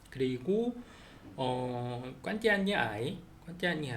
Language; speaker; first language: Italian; non-native, learner; Korean